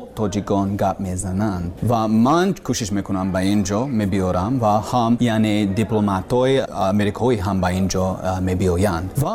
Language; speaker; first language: Persian; non-native, learner; English